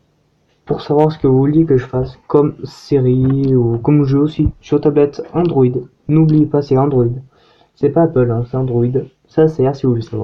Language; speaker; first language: French; native; French